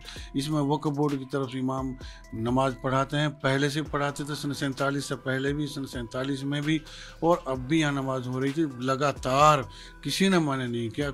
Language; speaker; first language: Hindi; native; Hindi